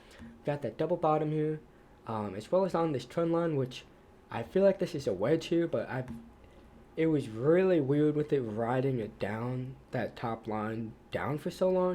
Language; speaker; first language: English; native; English